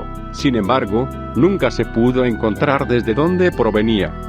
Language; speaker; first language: Spanish; native; Spanish